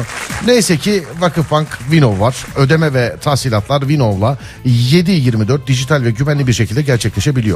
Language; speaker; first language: Turkish; native; Turkish